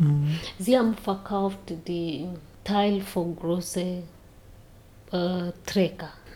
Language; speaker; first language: German; non-native, learner; Swahili